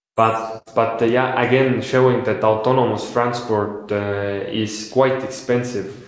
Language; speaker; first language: English; non-native, fluent; Estonian